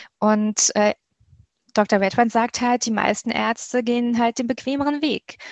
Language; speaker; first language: German; native; German